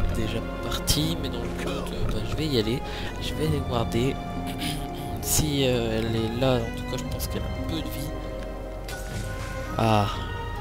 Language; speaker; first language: French; native; French